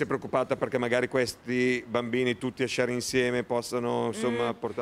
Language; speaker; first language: Italian; native; Italian